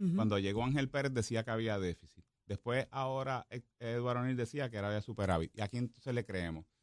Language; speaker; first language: Spanish; native; Spanish